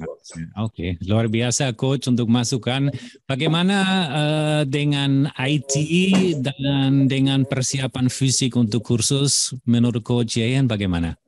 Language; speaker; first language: Indonesian; non-native, fluent; German